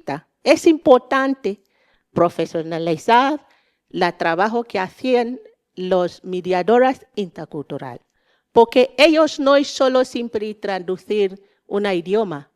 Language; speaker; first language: Spanish; non-native, learner; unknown